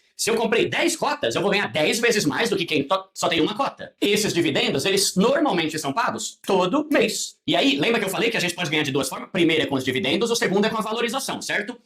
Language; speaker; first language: Portuguese; native; Portuguese